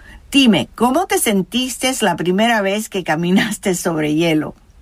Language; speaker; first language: Spanish; early bilingual, heritage; Spanish